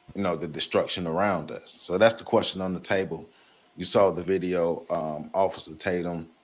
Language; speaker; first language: English; native; English